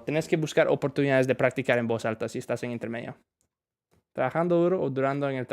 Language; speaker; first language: Spanish; non-native, fluent; English